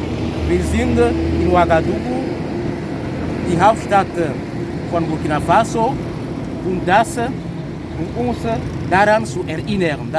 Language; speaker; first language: German; non-native, fluent; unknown